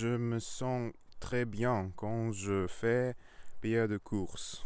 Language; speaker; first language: French; non-native, learner; Russian